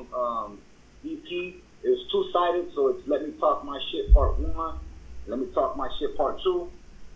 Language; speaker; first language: English; early bilingual, other home language; Spanish